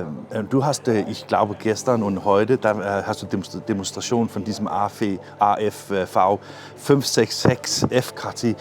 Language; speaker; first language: German; non-native, fluent; Danish